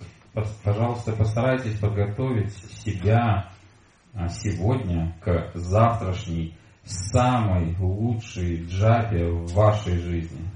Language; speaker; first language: Russian; native; Russian